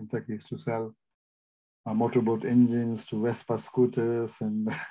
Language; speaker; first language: English; non-native, local second language; Gujarati